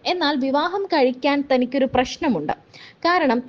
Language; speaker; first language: Malayalam; native; Malayalam